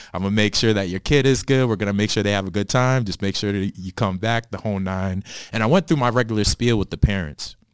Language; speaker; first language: English; native; English